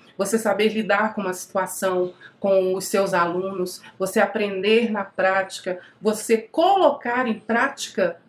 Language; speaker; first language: Portuguese; native; Portuguese